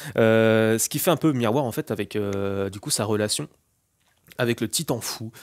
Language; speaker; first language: French; native; French